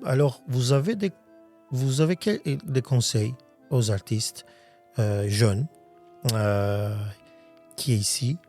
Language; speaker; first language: French; non-native, fluent; Armenian